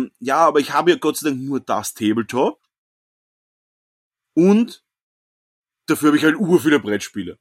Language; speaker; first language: German; native; German